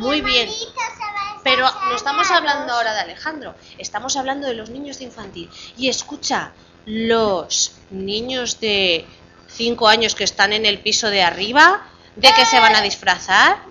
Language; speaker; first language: Spanish; native; Spanish